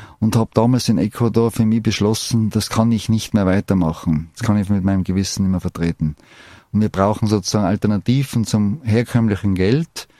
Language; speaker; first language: German; native; German